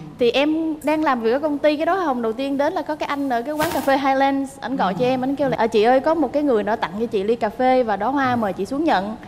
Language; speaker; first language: Vietnamese; native; Vietnamese